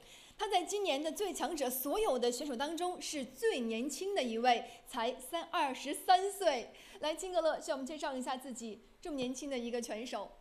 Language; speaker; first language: Chinese; native; Chinese